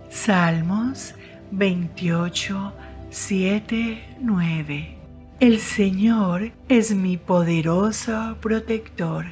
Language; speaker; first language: Spanish; native; Spanish